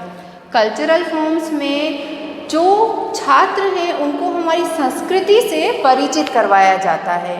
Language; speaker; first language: Hindi; native; Hindi